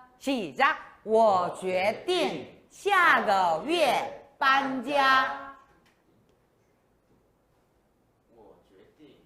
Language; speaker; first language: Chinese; non-native, fluent; Korean